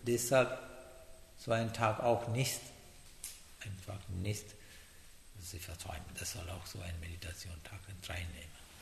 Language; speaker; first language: German; non-native, fluent; Sinhala